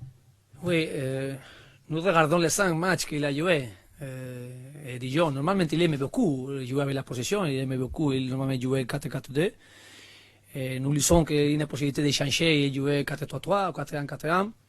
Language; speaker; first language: French; non-native, learner; Spanish